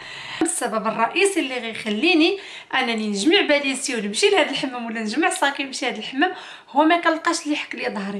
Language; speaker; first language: Arabic; native; Arabic